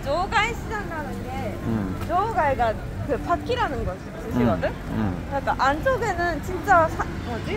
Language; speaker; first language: Korean; non-native, fluent; Japanese